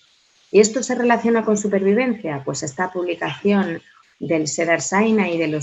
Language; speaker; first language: Spanish; native; Spanish